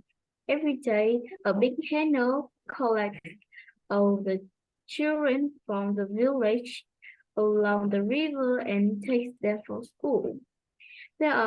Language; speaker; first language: English; non-native, learner; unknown